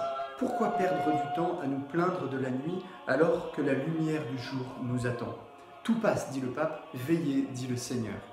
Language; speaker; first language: French; native; French